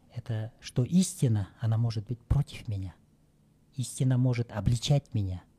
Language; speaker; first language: Russian; non-native, local second language; Kyrgyz